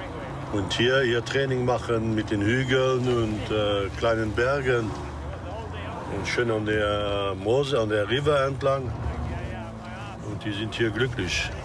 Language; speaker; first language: German; non-native, local second language; Luxembourgish